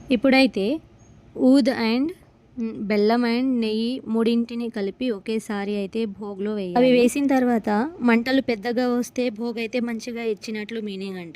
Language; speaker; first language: Telugu; non-native, local second language; Lambadi